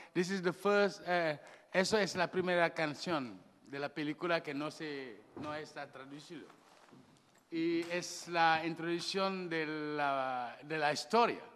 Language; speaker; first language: Spanish; non-native, learner; Wolof